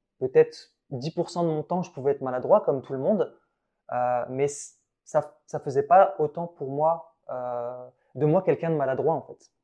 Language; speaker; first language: French; early bilingual, other home language; Arabic